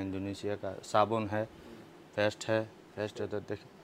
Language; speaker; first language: Hindi; non-native, learner; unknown